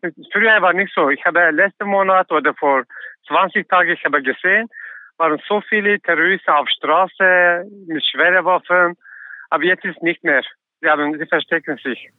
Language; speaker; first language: German; non-native, learner; Kurdish